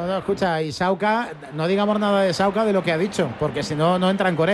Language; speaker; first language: Spanish; native; Spanish